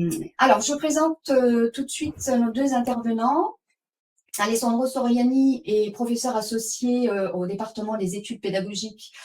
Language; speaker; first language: French; native; French